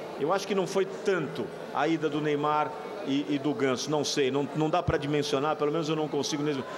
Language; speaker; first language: Portuguese; native; Portuguese